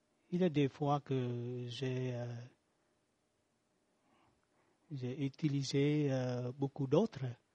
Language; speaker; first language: French; non-native, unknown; Vietnamese